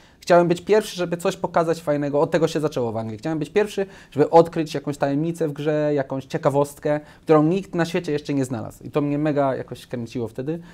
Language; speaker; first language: Polish; early bilingual, heritage; Polish